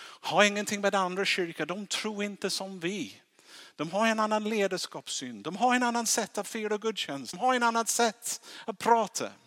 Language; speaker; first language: Swedish; non-native, fluent; English